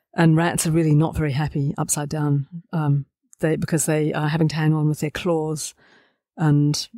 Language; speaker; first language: English; native; English